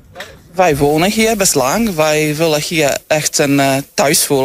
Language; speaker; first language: Dutch; non-native, learner; Polish